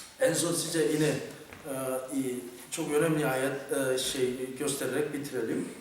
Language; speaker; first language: Turkish; non-native, fluent; Korean